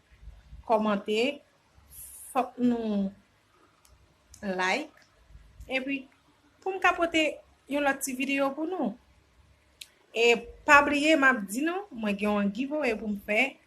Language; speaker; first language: French; non-native, learner; Haitian Creole